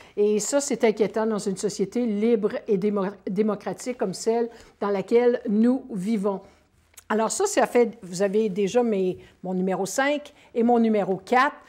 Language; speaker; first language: French; native; French